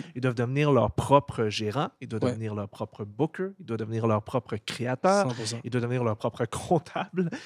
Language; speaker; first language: French; native; French